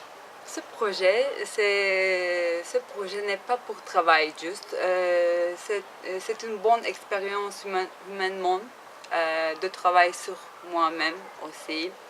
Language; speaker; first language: French; non-native, learner; Turkish